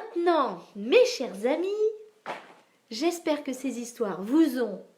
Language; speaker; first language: French; native; French